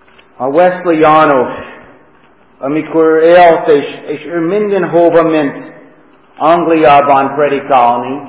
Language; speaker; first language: Hungarian; non-native, fluent; English